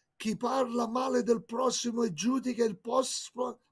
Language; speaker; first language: Italian; native; Italian